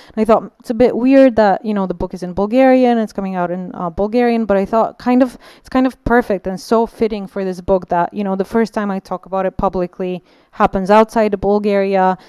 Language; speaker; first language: English; non-native, fluent; Bulgarian